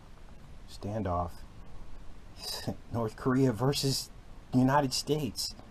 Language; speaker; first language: English; native; English